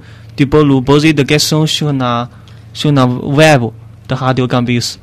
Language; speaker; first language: French; non-native, learner; Chinese